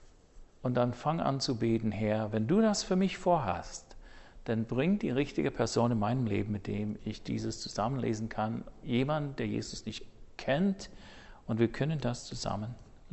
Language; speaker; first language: German; non-native, fluent; English